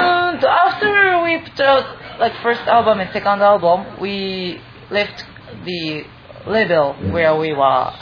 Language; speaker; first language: English; non-native, fluent; Japanese